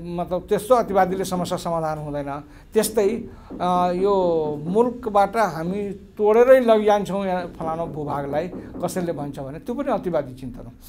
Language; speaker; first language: Nepali; non-native, local second language; Maithili